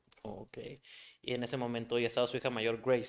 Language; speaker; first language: Spanish; native; Spanish